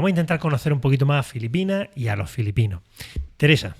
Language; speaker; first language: Spanish; native; Spanish